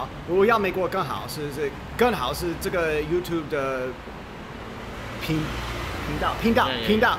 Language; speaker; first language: Chinese; non-native, learner; English